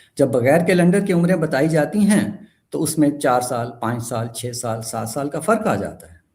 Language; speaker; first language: Urdu; native; Urdu